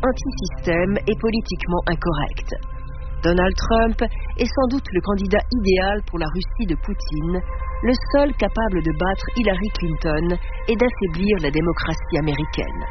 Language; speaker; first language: French; native; French